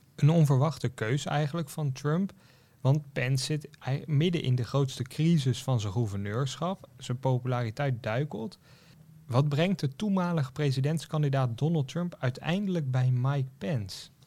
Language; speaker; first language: Dutch; native; Dutch